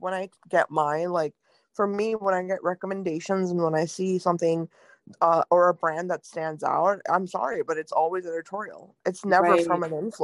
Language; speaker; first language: English; native; English